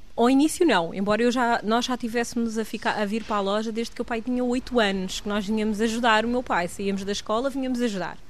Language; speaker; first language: Portuguese; native; Portuguese